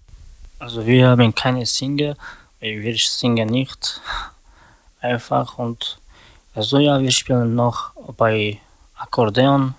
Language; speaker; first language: German; non-native, learner; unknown